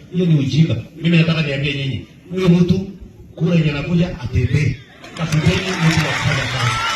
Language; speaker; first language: Swahili; non-native, local second language; Kalenjin